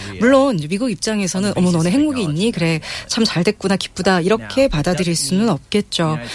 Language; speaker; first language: Korean; non-native, fluent; English